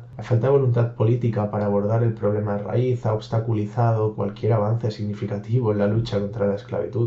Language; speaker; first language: Spanish; native; Spanish